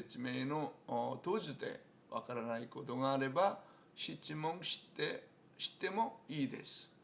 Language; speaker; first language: Japanese; non-native, fluent; Korean